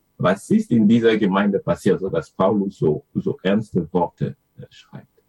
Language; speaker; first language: German; non-native, fluent; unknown